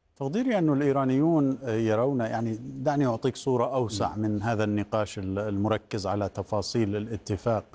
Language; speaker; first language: Arabic; non-native, fluent; Persian